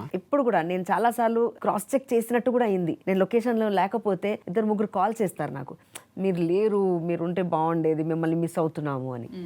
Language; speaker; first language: Telugu; non-native, local second language; Hindi